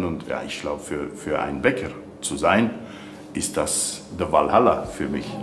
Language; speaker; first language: German; non-native, fluent; Dutch